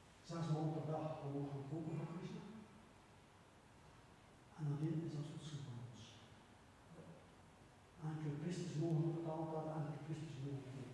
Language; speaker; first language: Dutch; native; Dutch